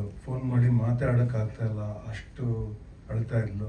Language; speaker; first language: Kannada; native; Kannada